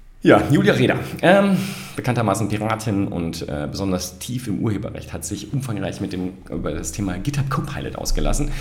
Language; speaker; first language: German; native; German